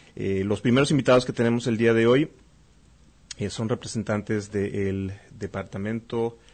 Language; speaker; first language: Spanish; native; Spanish